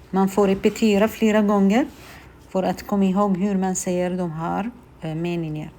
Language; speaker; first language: Swedish; non-native, fluent; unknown